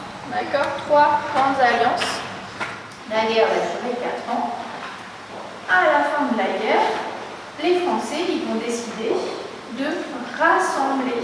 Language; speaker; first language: French; native; French